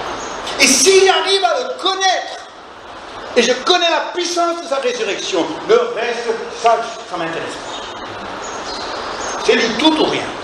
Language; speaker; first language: French; native; French